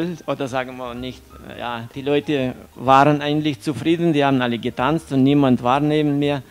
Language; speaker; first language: German; non-native, fluent; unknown